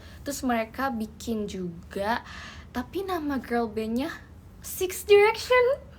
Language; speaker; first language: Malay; non-native, learner; Indonesian